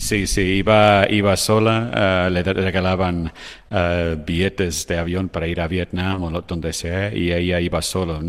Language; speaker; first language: Spanish; non-native, fluent; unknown